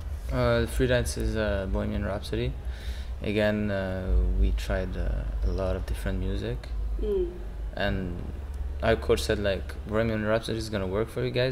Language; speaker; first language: English; non-native, local second language; French